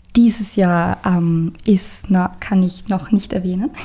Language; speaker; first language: German; native; German